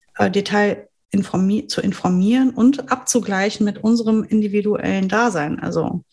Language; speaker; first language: German; non-native, fluent; French